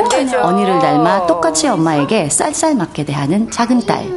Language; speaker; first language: Korean; native; Korean